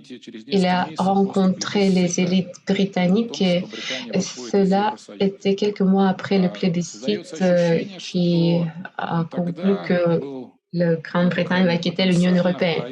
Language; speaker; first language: French; non-native, fluent; Russian